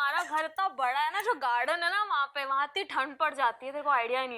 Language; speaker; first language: Hindi; native; Hindi